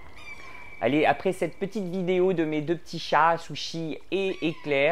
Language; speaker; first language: French; native; French